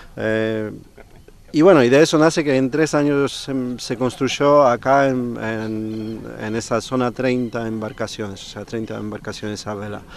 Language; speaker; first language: Spanish; non-native, fluent; Polish